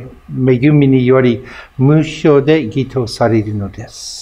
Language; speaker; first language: Japanese; non-native, fluent; English